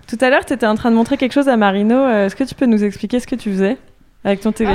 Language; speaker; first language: French; native; French